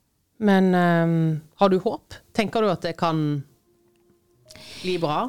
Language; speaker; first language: Norwegian; native; Norwegian